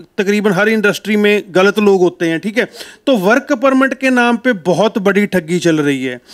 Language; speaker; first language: Hindi; non-native, local second language; Punjabi